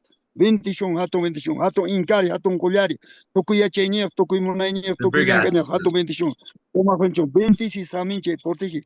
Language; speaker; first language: Spanish; non-native, local second language; Quechua